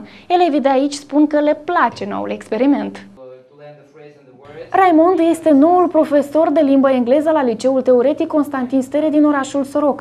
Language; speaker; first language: Romanian; native; Romanian